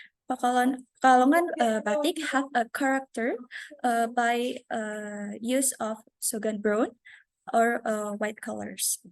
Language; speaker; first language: English; non-native, learner; Indonesian